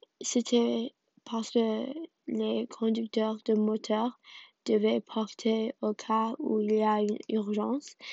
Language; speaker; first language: French; non-native, learner; English